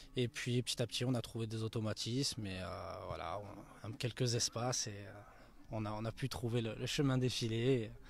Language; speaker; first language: French; native; French